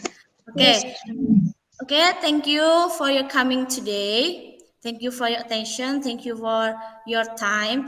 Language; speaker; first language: English; non-native, fluent; Indonesian